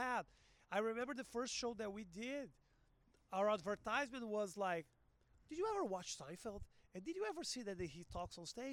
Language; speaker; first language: English; non-native, fluent; Portuguese